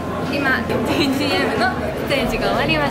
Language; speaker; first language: Japanese; native; Japanese